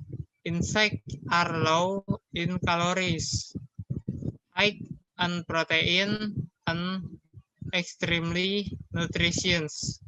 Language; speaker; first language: English; non-native, learner; Indonesian